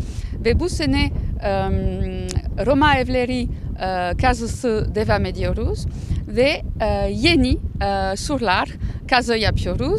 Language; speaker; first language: Turkish; non-native, learner; French